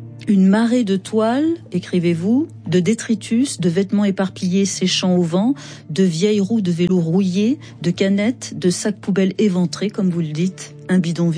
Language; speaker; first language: French; native; French